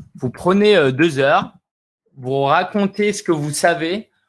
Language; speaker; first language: French; native; French